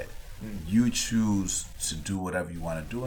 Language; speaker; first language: English; early bilingual, other home language; Spanish